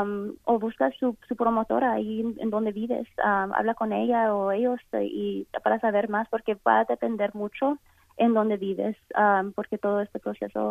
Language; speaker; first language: Spanish; early bilingual, heritage; Spanish